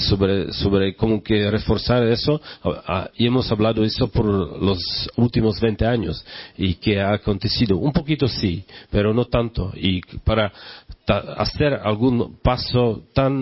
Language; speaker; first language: Spanish; non-native, learner; Czech